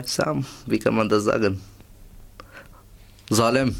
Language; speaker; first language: German; non-native, learner; Persian